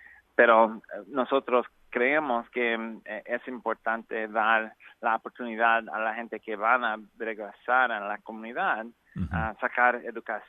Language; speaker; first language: Spanish; non-native, learner; English